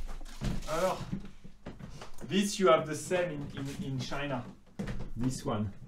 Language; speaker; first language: English; non-native, fluent; French